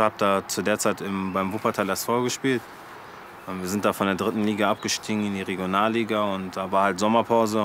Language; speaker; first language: German; early bilingual, other home language; French